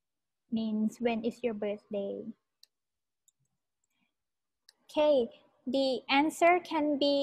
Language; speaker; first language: English; non-native, fluent; Thai